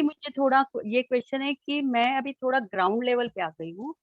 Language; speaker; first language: Hindi; non-native, local second language; Marathi